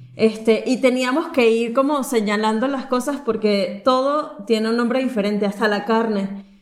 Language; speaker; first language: Spanish; native; Spanish